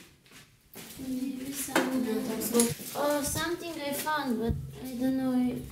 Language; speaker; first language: English; non-native, learner; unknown